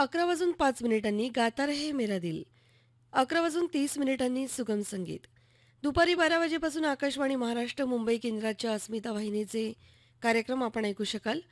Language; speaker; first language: Marathi; native; Marathi